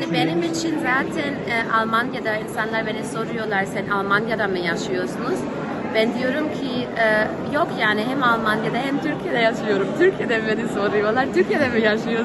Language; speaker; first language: Turkish; early bilingual, heritage; German